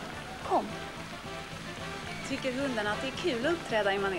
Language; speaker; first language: Swedish; native; Swedish